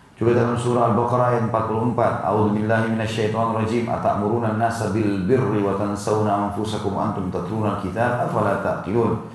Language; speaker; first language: Indonesian; native; Indonesian